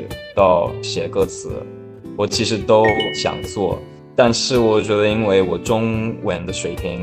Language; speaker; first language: Chinese; non-native, fluent; English